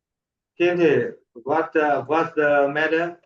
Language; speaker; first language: English; non-native, learner; Vietnamese